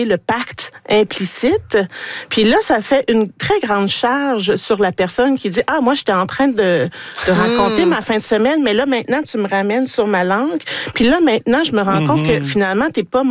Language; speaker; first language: French; native; French